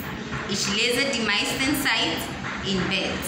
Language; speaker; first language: German; non-native, learner; English